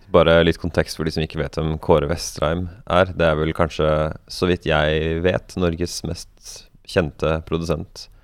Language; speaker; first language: Norwegian; native; Norwegian